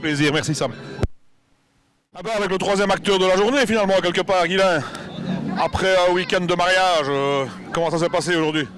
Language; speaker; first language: French; native; French